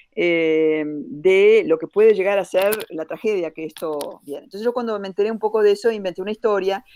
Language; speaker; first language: Spanish; native; Spanish